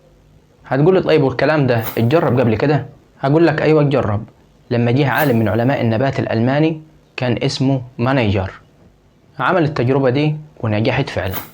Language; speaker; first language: Arabic; native; Arabic